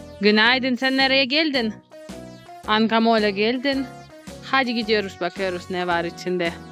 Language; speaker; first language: Turkish; non-native, learner; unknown